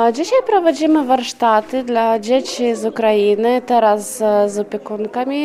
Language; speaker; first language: Polish; non-native, learner; Ukrainian